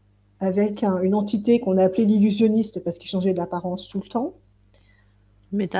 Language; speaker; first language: French; native; French